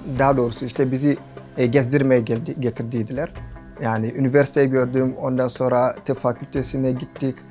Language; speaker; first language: Turkish; non-native, fluent; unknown